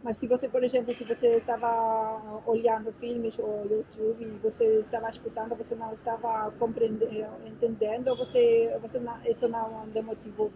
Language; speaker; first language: Portuguese; non-native, fluent; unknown